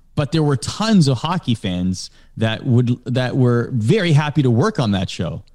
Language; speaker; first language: English; native; English